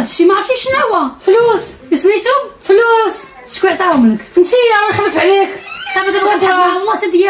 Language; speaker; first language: Arabic; native; Arabic